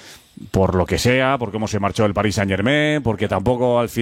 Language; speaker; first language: Spanish; native; Spanish